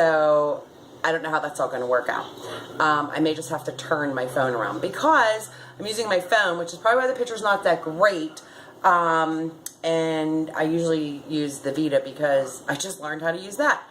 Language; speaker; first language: English; native; English